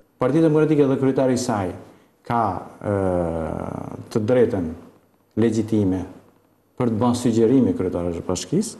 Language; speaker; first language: Albanian; native; Albanian